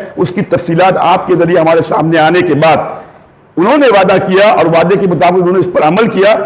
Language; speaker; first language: Urdu; non-native, local second language; Konkani